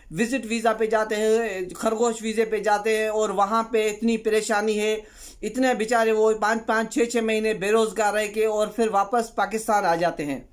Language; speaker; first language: Urdu; non-native, local second language; Sindhi